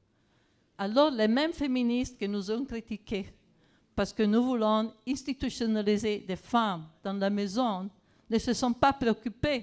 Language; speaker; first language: French; non-native, fluent; Italian